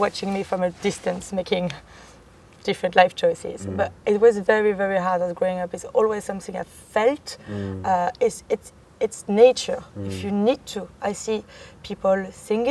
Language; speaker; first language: English; non-native, fluent; French